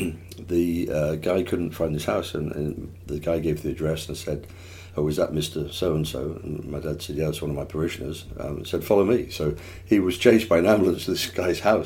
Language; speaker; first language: English; native; English